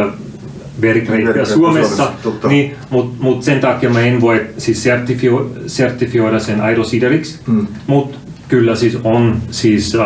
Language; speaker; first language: Finnish; non-native, fluent; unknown